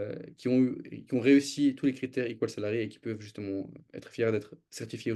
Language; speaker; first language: French; native; French